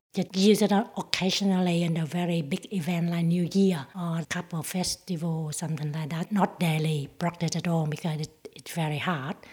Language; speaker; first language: English; non-native, learner; Vietnamese